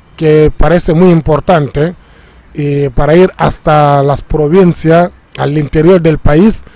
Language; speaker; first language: Spanish; non-native, fluent; Wolof